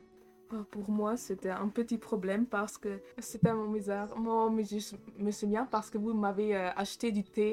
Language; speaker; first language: French; non-native, fluent; German